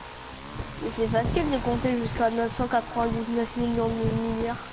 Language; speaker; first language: French; native; French